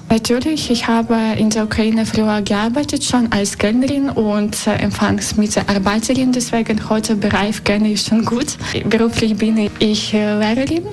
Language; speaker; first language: German; non-native, learner; Russian